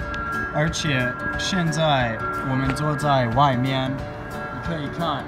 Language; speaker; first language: Chinese; non-native, learner; English